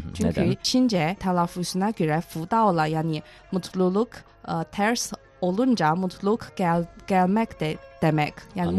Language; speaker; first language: Turkish; non-native, fluent; Chinese